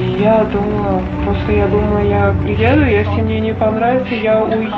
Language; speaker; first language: Russian; non-native, learner; Uzbek